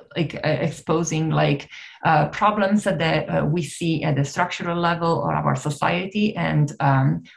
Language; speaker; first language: English; non-native, fluent; Italian